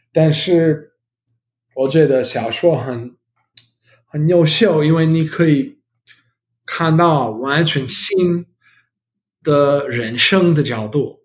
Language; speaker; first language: Chinese; non-native, learner; English